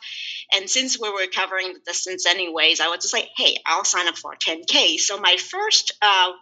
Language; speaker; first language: English; non-native, local second language; Cantonese